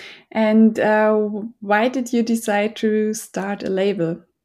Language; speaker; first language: English; non-native, fluent; German